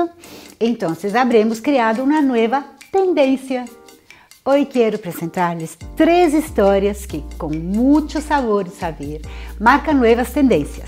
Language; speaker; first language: Spanish; non-native, fluent; Portuguese